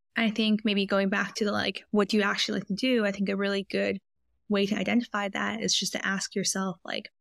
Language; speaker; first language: English; native; English